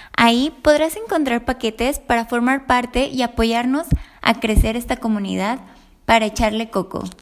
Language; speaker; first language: Spanish; native; Spanish